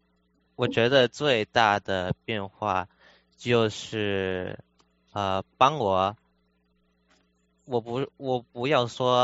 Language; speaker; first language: Chinese; early bilingual, heritage; Chinese